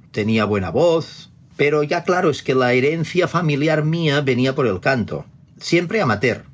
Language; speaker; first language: Spanish; non-native, local second language; Catalan